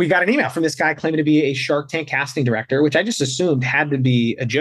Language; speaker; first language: English; native; English